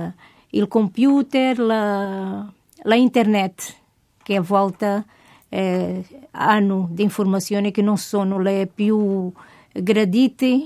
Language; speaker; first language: Italian; non-native, fluent; Portuguese